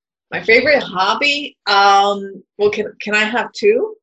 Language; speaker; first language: English; early bilingual, other home language; Spanish